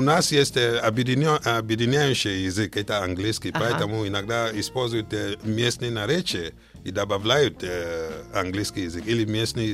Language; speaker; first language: Russian; non-native, fluent; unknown